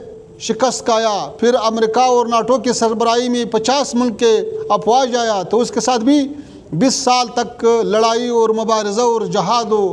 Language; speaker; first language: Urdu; non-native, learner; Pashto